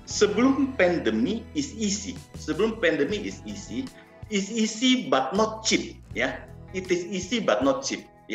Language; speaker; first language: English; non-native, learner; Indonesian